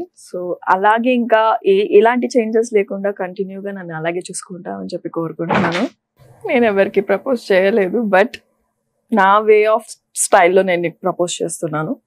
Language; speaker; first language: Telugu; native; Telugu